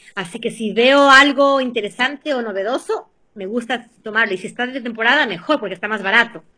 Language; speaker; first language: Spanish; early bilingual, heritage; Spanish